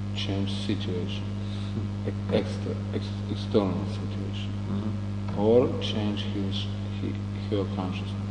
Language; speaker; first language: English; non-native, learner; Russian